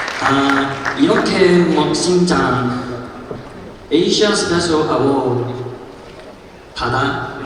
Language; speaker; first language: Korean; non-native, learner; Cantonese